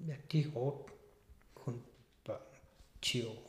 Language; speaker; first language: Danish; non-native, local second language; Kalaallisut